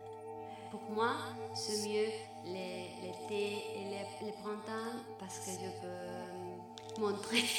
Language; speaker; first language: French; non-native, learner; Spanish